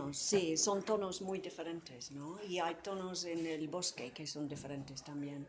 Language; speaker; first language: Spanish; non-native, fluent; English